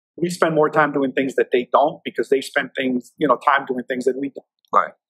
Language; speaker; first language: English; native; English